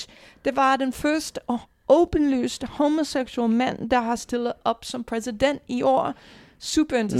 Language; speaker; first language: Danish; non-native, fluent; English